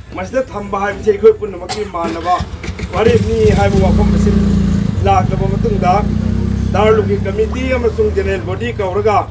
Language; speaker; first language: Manipuri; native; Manipuri